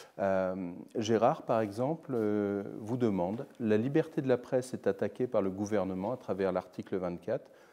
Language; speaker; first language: French; native; French